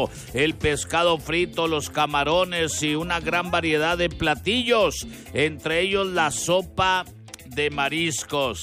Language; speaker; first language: Spanish; native; Spanish